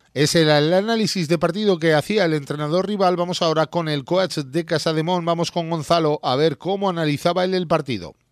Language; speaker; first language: Spanish; native; Spanish